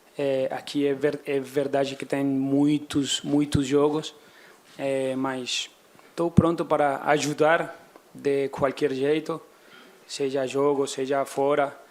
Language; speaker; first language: Portuguese; non-native, fluent; Spanish